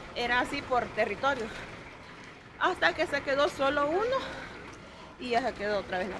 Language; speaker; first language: Spanish; native; Spanish